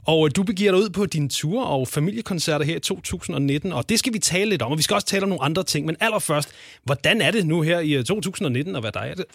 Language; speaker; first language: Danish; native; Danish